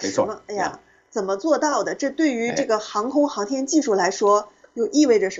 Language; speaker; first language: Chinese; native; Chinese